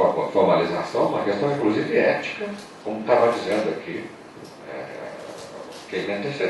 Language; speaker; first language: Portuguese; native; Portuguese